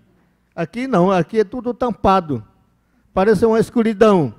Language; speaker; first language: Portuguese; non-native, local second language; Yanomámi